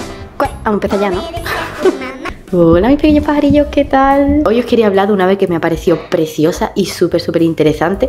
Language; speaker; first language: Spanish; native; Spanish